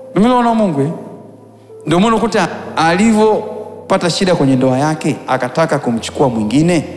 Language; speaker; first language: Swahili; native; Swahili